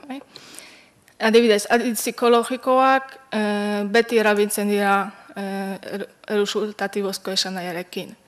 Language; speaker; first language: Basque; non-native, fluent; Polish